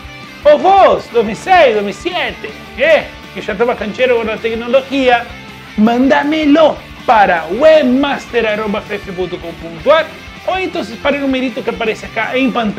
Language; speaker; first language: Spanish; native; Spanish